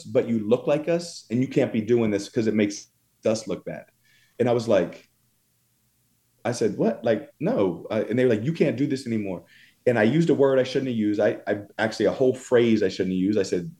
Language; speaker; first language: English; native; English